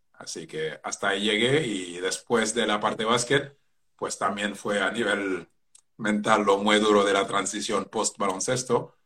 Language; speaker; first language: Spanish; non-native, fluent; Wolof